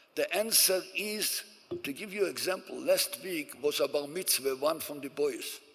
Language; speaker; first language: English; non-native, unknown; Hebrew